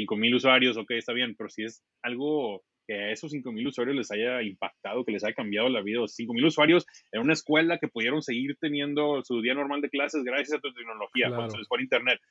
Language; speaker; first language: Spanish; native; Spanish